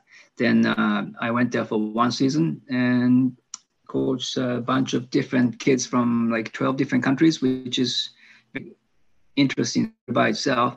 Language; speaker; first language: English; non-native, fluent; Japanese